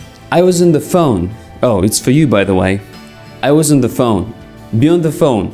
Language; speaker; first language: English; non-native, fluent; Russian